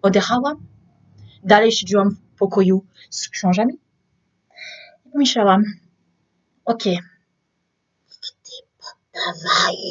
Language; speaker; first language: Polish; non-native, learner; French